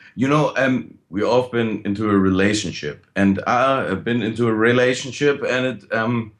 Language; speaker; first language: English; non-native, fluent; German